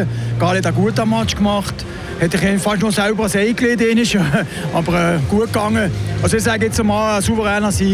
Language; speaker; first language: German; native; German